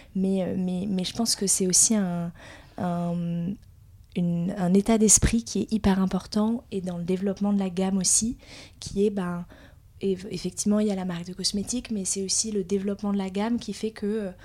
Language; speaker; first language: French; native; French